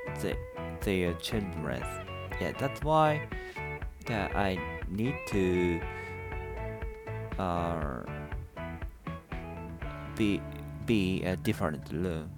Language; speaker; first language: English; non-native, learner; Japanese